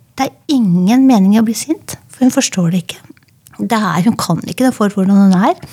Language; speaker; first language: Norwegian; native; Norwegian